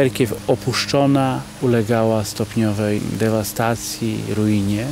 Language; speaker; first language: Polish; native; Polish